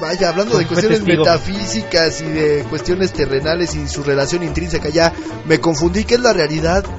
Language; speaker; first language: Spanish; native; Spanish